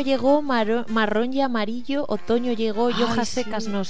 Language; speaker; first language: Spanish; native; Spanish